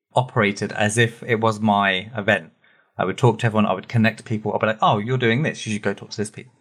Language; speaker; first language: English; native; English